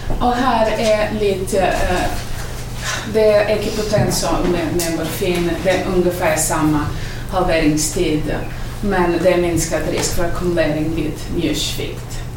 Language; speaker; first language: Swedish; non-native, fluent; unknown